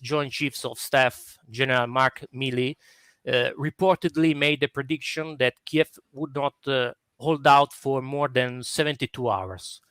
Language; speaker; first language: English; non-native, fluent; Italian